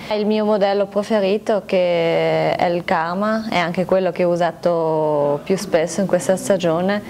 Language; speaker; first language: Italian; non-native, local second language; German